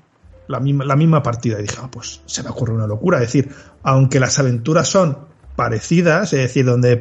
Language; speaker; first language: Spanish; native; Spanish